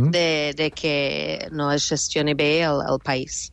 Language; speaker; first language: Catalan; non-native, fluent; English